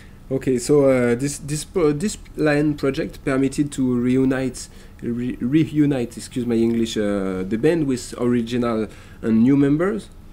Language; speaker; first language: English; non-native, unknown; French